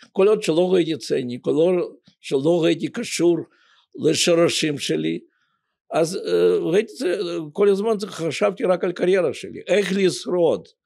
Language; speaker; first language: Hebrew; non-native, fluent; Russian